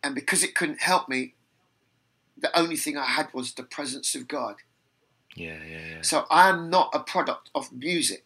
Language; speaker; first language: English; native; English